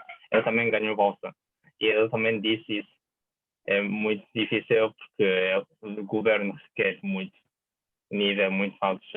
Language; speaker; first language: Portuguese; non-native, fluent; Japanese